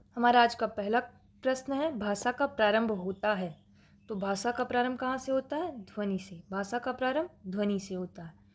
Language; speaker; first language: Hindi; native; Hindi